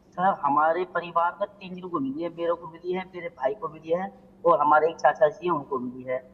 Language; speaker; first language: Urdu; non-native, local second language; Sindhi